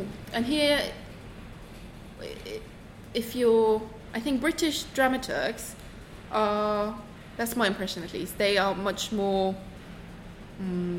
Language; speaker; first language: English; non-native, fluent; German